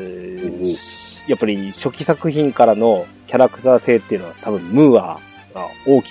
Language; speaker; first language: Japanese; native; Japanese